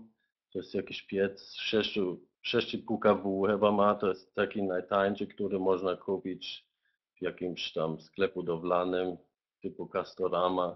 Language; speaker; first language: Polish; non-native, fluent; German